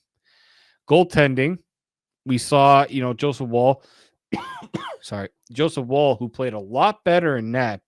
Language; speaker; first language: English; native; English